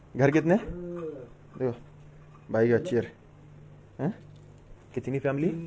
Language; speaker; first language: Hindi; non-native, local second language; Urdu